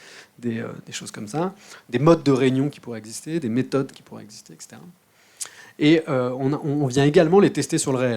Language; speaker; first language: French; native; French